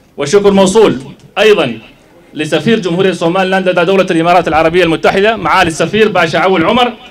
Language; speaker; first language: Arabic; non-native, local second language; Somali